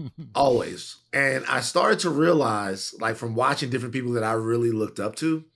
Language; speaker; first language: English; native; English